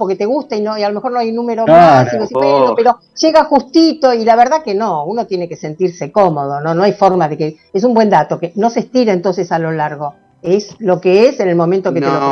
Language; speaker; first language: Spanish; native; Spanish